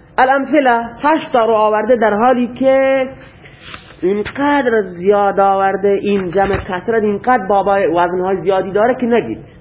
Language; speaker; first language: Persian; non-native, local second language; Baluchi